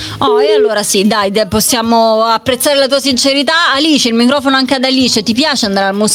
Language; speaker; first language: Italian; native; Italian